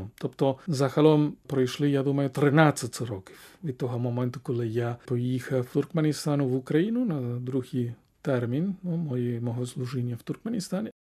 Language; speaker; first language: Ukrainian; non-native, fluent; Spanish